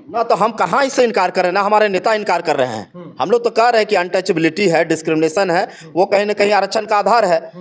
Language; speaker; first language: Hindi; native; Hindi